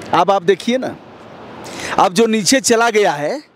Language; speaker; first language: Hindi; native; Hindi